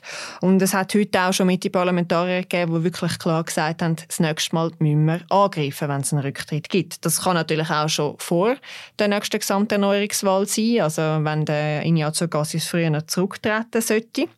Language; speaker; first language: German; native; German